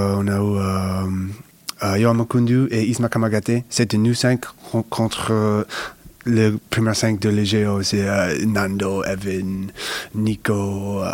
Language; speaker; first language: French; non-native, fluent; English